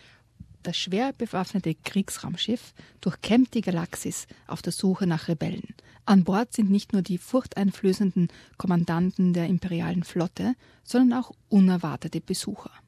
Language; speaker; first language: German; native; German